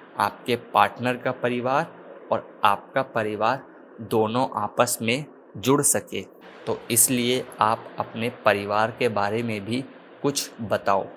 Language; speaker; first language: Hindi; native; Hindi